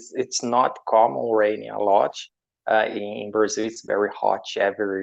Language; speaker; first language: English; non-native, learner; Portuguese